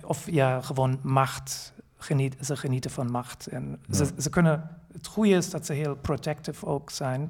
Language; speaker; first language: Dutch; non-native, fluent; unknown